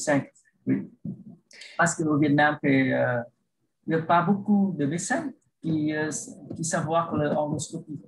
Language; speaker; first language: French; non-native, learner; Vietnamese